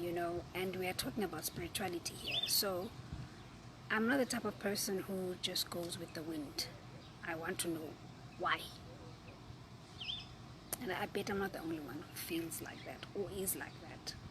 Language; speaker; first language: English; non-native, local second language; Zulu